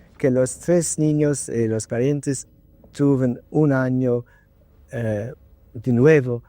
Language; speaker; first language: Spanish; non-native, learner; English